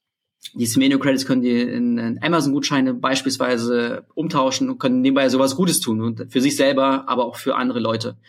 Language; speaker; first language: German; early bilingual, other home language; Russian